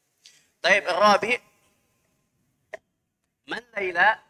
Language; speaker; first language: Arabic; non-native, fluent; Indonesian